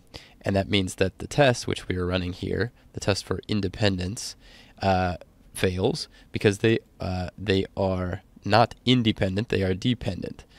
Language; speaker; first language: English; native; English